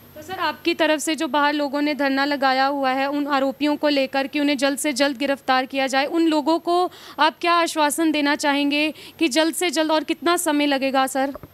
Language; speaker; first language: Hindi; non-native, local second language; Punjabi